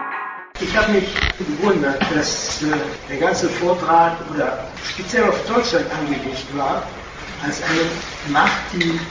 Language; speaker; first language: German; native; German